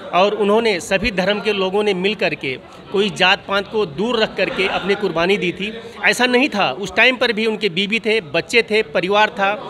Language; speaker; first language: Hindi; native; Hindi